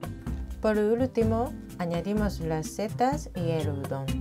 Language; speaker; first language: Spanish; non-native, fluent; Japanese